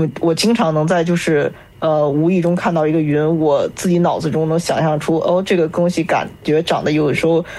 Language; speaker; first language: Chinese; native; Chinese